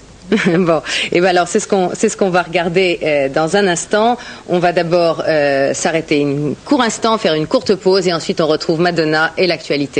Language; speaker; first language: French; native; French